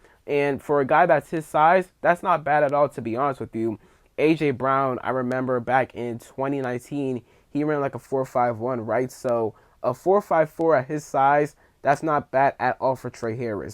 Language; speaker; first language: English; native; English